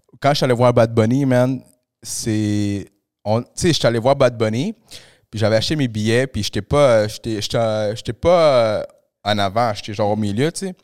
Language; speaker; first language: French; early bilingual, other home language; Spanish